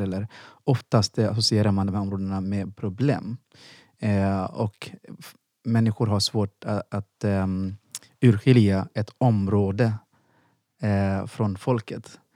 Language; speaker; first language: Swedish; non-native, fluent; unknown